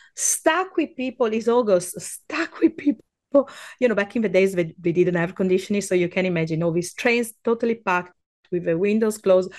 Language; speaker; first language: English; non-native, fluent; Italian